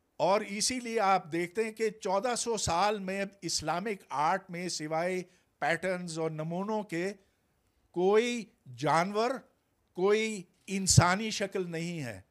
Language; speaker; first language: Urdu; native; Urdu